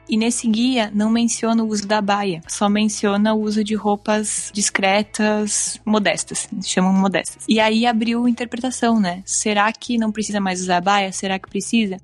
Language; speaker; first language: Portuguese; native; Portuguese